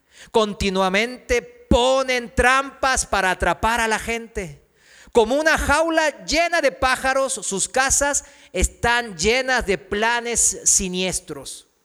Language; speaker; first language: Spanish; non-native, fluent; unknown